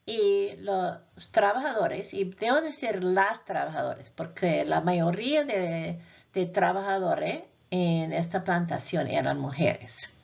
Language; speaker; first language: Spanish; non-native, fluent; English